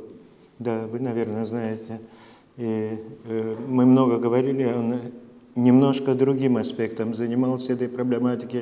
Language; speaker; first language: Russian; non-native, fluent; Lithuanian